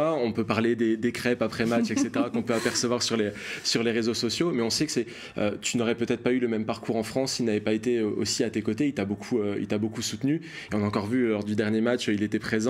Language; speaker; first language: French; native; French